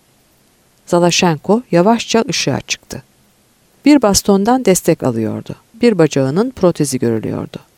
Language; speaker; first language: Turkish; native; Turkish